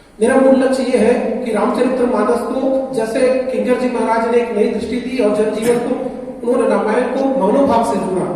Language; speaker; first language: Hindi; native; Hindi